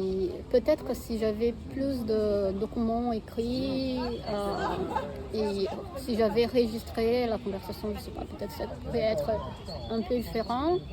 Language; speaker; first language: French; non-native, fluent; Portuguese